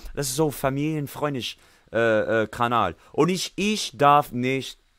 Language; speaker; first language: German; non-native, learner; English